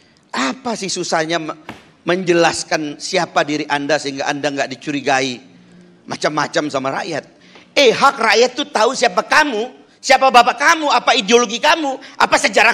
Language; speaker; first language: Indonesian; native; Indonesian